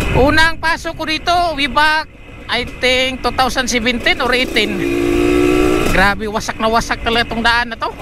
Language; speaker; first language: Filipino; non-native, local second language; Cebuano